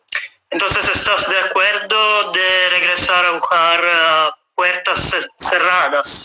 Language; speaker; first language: Spanish; non-native, fluent; Italian